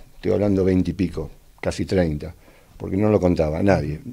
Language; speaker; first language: Spanish; native; Spanish